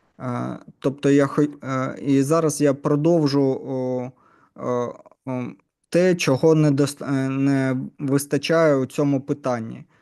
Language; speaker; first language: Ukrainian; non-native, learner; Russian